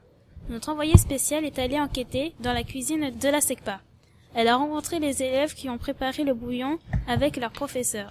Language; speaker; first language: French; native; French